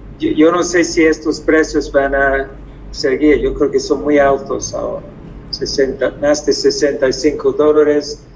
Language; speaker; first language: Spanish; non-native, fluent; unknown